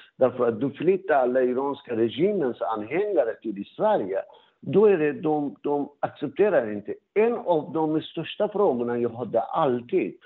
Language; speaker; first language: Swedish; non-native, fluent; Persian